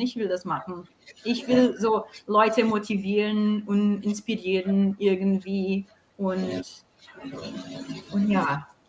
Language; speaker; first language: German; non-native, fluent; Portuguese